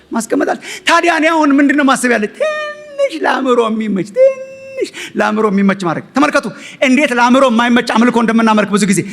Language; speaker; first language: Amharic; native; Amharic